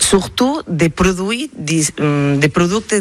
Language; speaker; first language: French; non-native, learner; Catalan